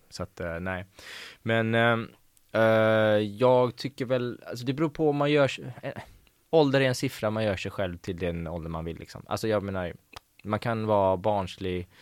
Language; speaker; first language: Swedish; early bilingual, other home language; Persian